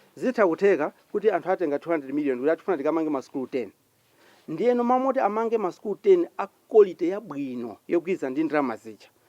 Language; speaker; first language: Nyanja; native; Nyanja